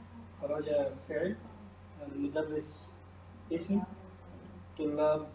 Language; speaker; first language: Arabic; non-native, learner; Urdu